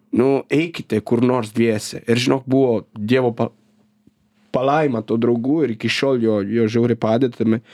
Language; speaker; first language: Lithuanian; non-native, fluent; Italian